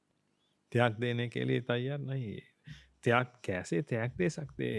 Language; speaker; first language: Hindi; non-native, fluent; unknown